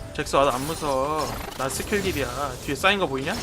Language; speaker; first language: Korean; native; Korean